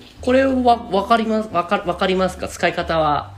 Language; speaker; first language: Japanese; non-native, learner; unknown